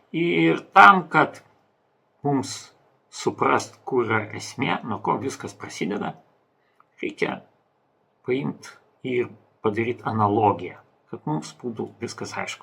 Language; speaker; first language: Lithuanian; non-native, local second language; Russian